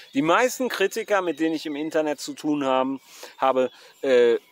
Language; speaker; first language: German; native; German